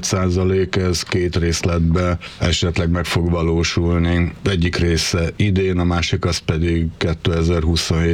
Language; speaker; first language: Hungarian; native; Hungarian